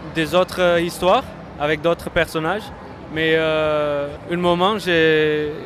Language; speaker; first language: French; non-native, fluent; Dutch